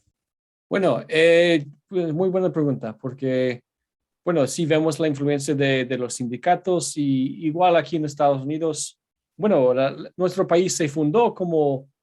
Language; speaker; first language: Spanish; non-native, fluent; English